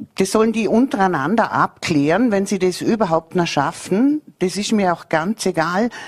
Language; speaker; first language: German; native; German